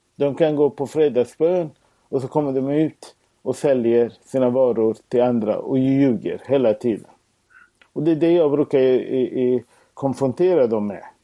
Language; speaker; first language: Swedish; non-native, fluent; Persian